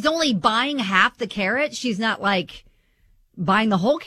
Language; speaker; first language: English; native; English